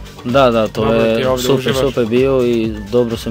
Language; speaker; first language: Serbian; non-native, learner; Portuguese